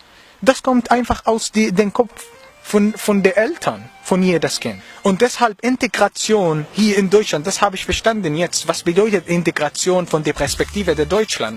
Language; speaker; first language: German; non-native, learner; Arabic